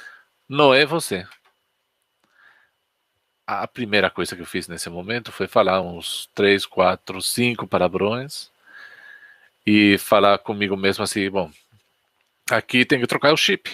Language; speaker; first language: Portuguese; non-native, fluent; Spanish